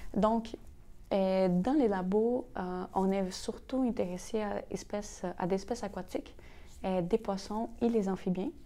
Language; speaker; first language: French; non-native, fluent; Portuguese